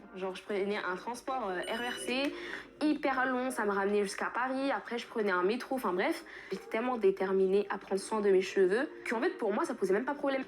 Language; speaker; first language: French; early bilingual, other home language; Fula